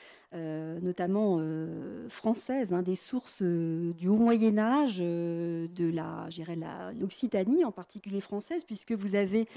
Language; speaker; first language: French; native; French